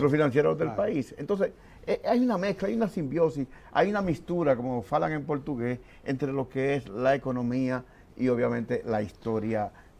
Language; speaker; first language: Spanish; native; Spanish